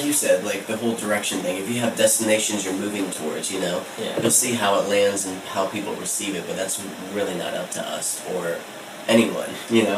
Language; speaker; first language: English; native; English